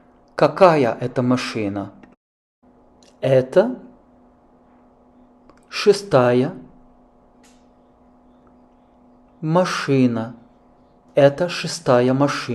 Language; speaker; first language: Russian; non-native, fluent; French